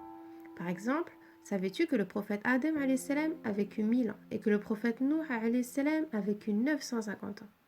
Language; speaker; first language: French; native; French